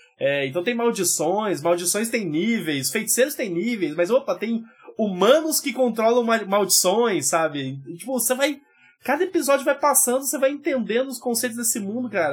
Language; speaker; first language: Portuguese; native; Portuguese